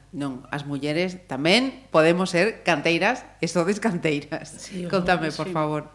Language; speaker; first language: Galician; non-native, local second language; Spanish